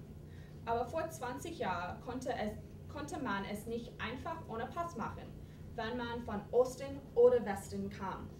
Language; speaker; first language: German; non-native, fluent; English